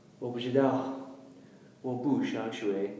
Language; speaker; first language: Chinese; non-native, learner; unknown